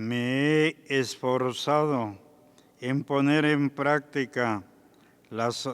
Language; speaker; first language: Spanish; native; Spanish